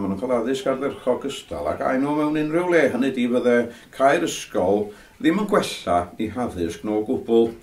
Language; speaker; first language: Welsh; native; Welsh